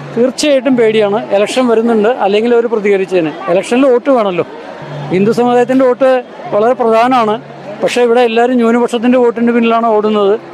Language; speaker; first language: Malayalam; native; Malayalam